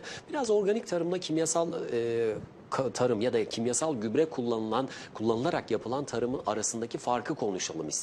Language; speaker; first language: Turkish; native; Turkish